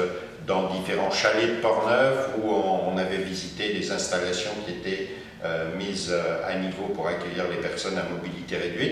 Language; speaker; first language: French; native; French